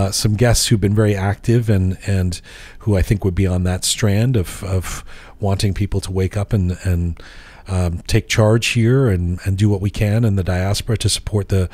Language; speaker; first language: English; native; English